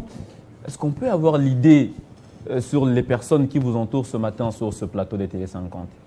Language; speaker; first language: French; non-native, local second language; Lingala